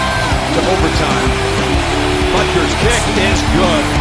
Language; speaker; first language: English; native; English